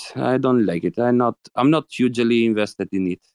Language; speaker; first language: English; non-native, fluent; Arabic